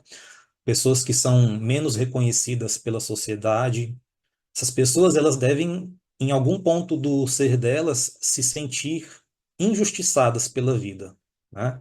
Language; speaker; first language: Portuguese; native; Portuguese